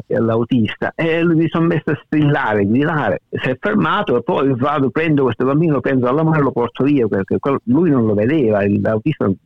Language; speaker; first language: Italian; native; Italian